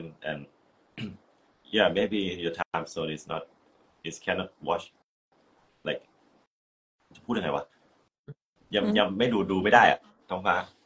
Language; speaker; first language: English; non-native, learner; Thai